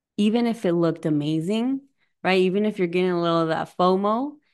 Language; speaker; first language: English; native; English